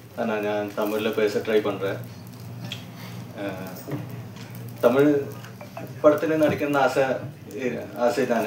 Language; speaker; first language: Tamil; non-native, fluent; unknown